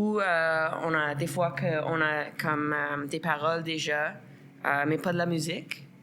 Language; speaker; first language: French; non-native, local second language; English